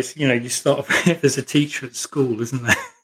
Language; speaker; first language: English; native; English